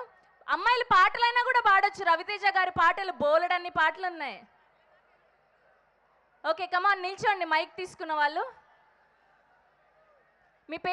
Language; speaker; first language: Telugu; native; Telugu